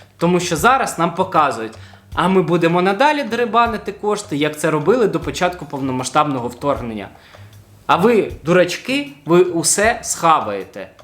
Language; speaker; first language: Ukrainian; non-native, local second language; Russian